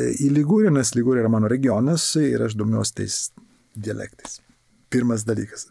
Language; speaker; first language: Lithuanian; non-native, fluent; Italian